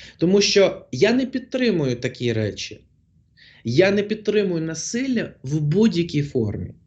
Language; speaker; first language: Ukrainian; non-native, local second language; Russian